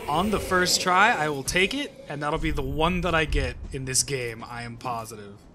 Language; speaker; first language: English; native; English